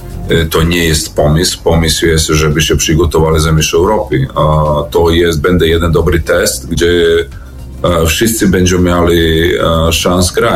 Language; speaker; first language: Polish; non-native, learner; Serbian